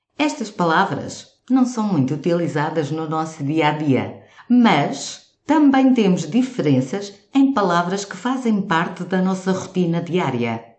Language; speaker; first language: Portuguese; native; Portuguese